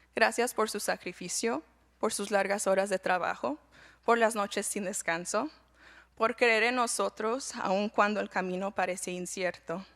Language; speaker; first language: Spanish; early bilingual, heritage; Spanish